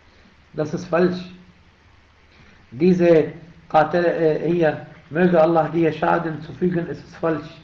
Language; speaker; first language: German; non-native, fluent; Arabic